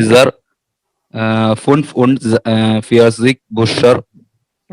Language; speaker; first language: German; non-native, learner; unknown